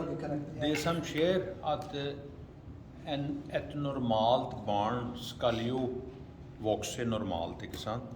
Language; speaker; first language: Norwegian; non-native, fluent; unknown